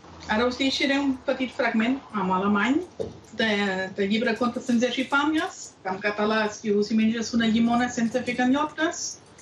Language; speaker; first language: Catalan; non-native, fluent; German